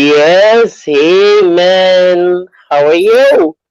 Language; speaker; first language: English; non-native, learner; Bangla